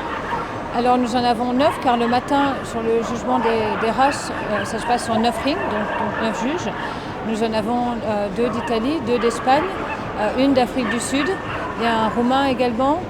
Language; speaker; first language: French; native; French